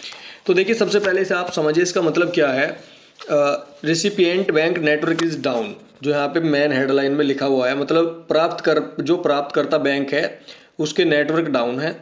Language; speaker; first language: Hindi; native; Hindi